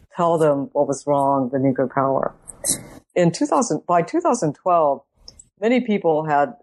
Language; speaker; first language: English; native; English